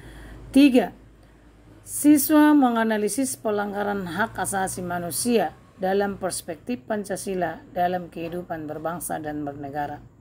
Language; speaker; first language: Indonesian; native; Indonesian